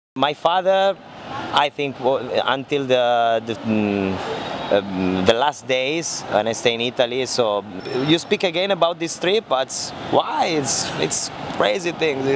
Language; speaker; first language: English; non-native, learner; Italian